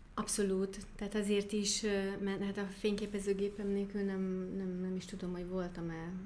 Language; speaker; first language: Hungarian; non-native, fluent; German